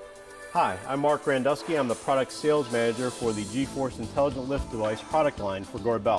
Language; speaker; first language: English; native; English